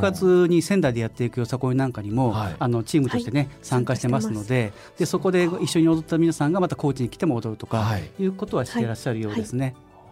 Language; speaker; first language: Japanese; native; Japanese